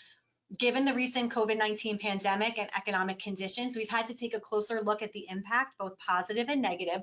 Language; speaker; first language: English; native; English